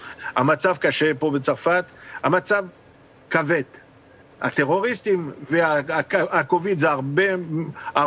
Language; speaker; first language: Hebrew; non-native, fluent; French